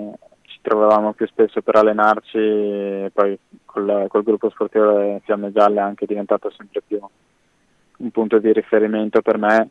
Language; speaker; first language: Italian; native; Italian